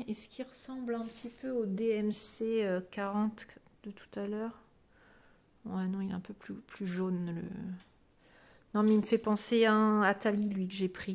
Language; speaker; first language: French; native; French